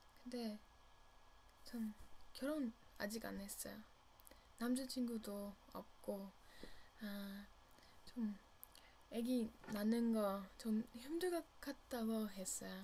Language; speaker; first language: Korean; non-native, learner; English